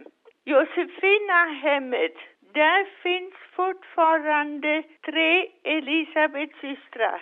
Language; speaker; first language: Swedish; non-native, fluent; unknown